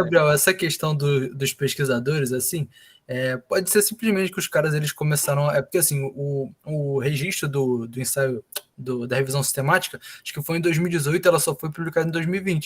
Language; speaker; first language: Portuguese; native; Portuguese